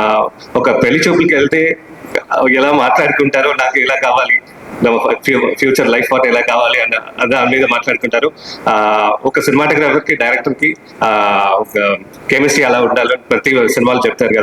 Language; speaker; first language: Telugu; non-native, fluent; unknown